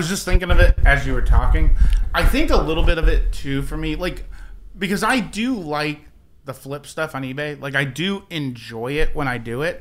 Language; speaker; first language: English; native; English